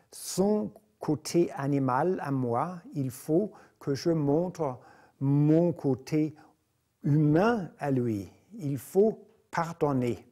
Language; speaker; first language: French; non-native, fluent; Danish